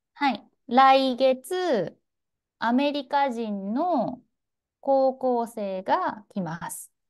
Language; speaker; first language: Japanese; native; Japanese